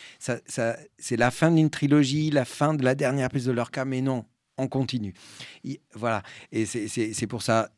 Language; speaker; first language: French; early bilingual, other home language; Spanish